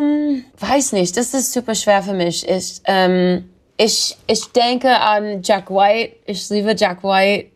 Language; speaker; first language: German; non-native, learner; English